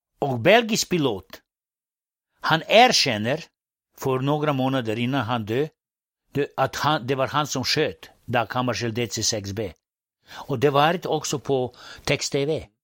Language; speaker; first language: Swedish; non-native, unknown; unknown